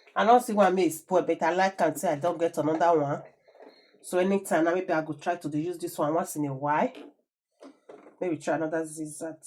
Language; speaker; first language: Nigerian Pidgin; native; Nigerian Pidgin